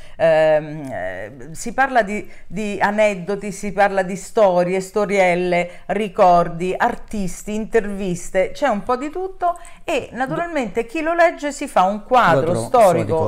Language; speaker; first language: Italian; native; Italian